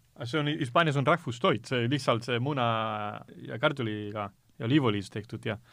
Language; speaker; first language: Estonian; non-native, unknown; Spanish